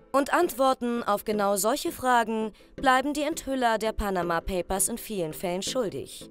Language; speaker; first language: German; native; German